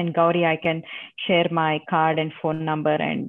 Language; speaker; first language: English; non-native, local second language; Telugu